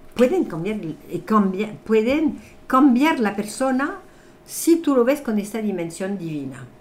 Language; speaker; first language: Spanish; non-native, fluent; French